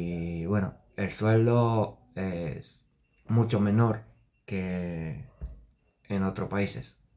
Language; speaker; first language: Spanish; non-native, fluent; Romanian